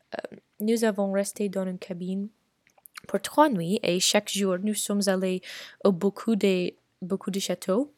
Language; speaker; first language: French; non-native, learner; English